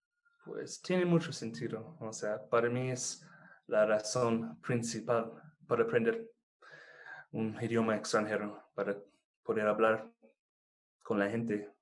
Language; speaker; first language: Spanish; non-native, fluent; English